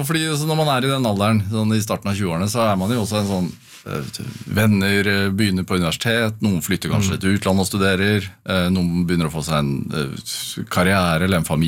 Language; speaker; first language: Norwegian; native; Norwegian